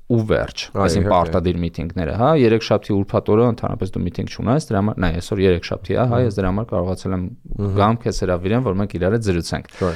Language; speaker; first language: Armenian; native; Armenian